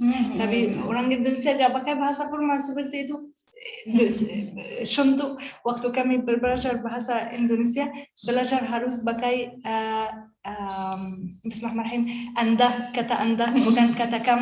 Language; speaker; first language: Indonesian; non-native, learner; Arabic